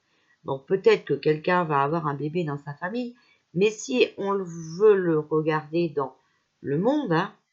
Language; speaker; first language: French; native; French